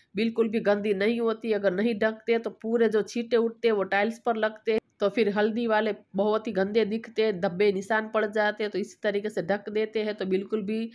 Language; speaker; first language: Hindi; non-native, local second language; Gujarati